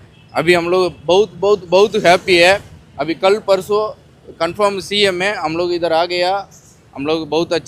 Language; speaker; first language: Hindi; non-native, local second language; Tamil